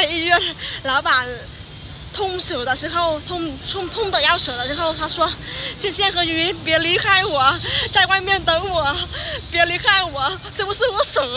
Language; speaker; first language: Chinese; non-native, fluent; Vietnamese